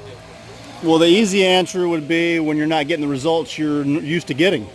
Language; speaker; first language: English; native; English